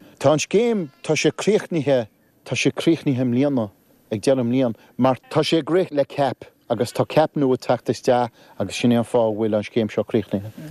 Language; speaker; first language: Irish; native; Irish